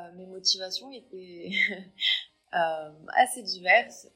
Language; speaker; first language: French; non-native, local second language; Arabic